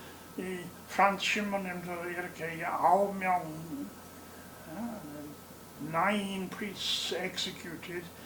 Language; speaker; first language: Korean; non-native, learner; English